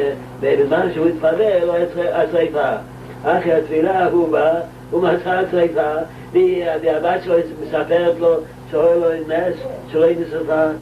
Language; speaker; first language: Hebrew; non-native, local second language; Yiddish